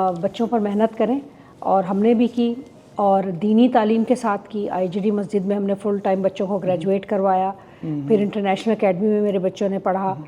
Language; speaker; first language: Urdu; native; Urdu